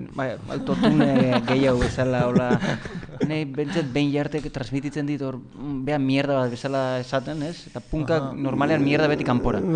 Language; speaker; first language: Basque; native; Basque